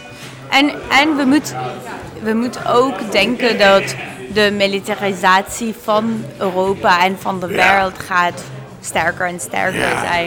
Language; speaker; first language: Dutch; non-native, learner; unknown